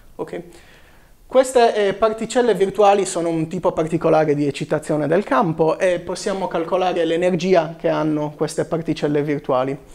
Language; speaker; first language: Italian; native; Italian